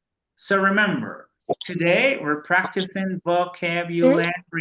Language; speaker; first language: English; non-native, fluent; Spanish